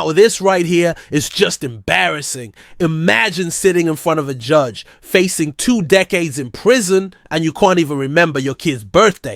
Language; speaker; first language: English; native; English